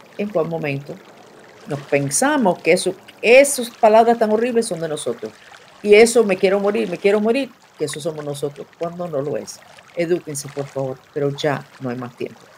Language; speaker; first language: Spanish; non-native, fluent; English